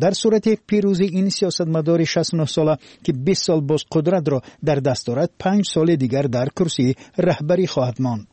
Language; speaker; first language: Persian; native; Persian